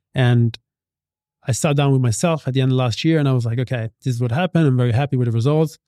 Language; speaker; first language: English; non-native, fluent; Italian